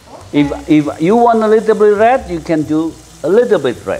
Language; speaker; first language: English; non-native, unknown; Indonesian